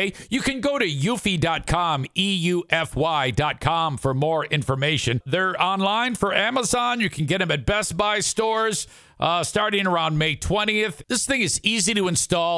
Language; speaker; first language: English; native; English